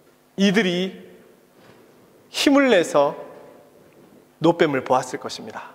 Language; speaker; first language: Korean; native; Korean